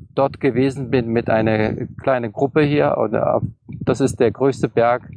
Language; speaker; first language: German; native; German